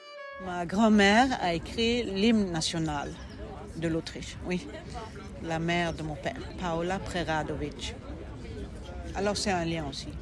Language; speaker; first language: French; non-native, fluent; German